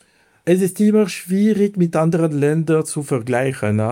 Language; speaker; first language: German; non-native, fluent; Italian